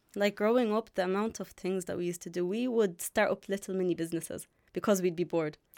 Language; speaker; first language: English; native; English